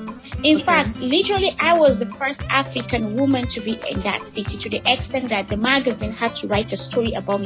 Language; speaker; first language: English; non-native, local second language; Hausa